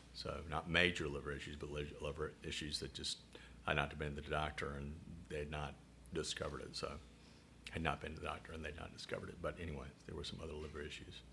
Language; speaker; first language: English; native; English